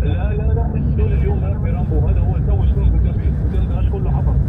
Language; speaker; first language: Arabic; non-native, learner; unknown